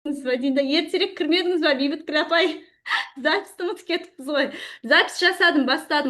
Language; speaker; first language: Kazakh; native; Kazakh